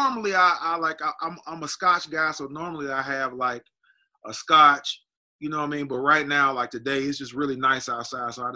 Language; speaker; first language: English; native; English